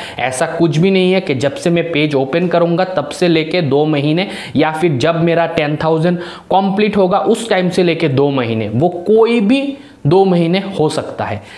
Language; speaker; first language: Hindi; non-native, local second language; Bangla